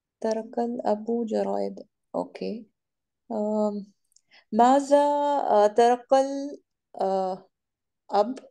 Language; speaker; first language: Arabic; non-native, learner; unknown